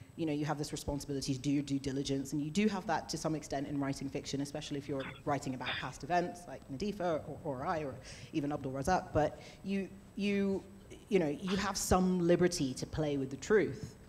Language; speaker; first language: English; native; English